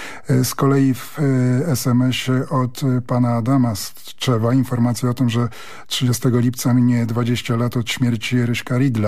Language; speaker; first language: Polish; native; Polish